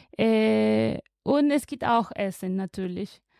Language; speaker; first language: German; non-native, learner; Spanish